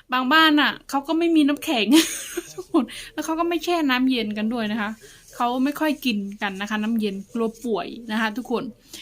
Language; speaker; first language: Thai; native; Thai